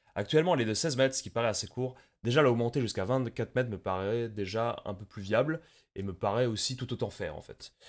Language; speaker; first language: French; native; French